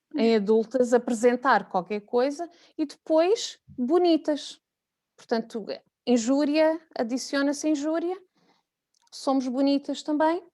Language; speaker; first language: Portuguese; native; Portuguese